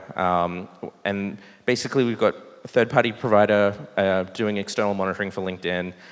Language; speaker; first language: English; native; English